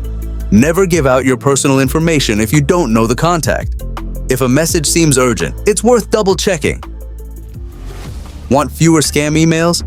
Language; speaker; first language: English; native; English